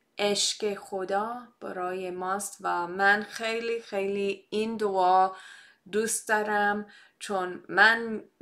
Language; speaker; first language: Persian; non-native, fluent; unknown